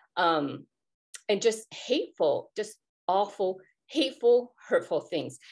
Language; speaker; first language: English; native; English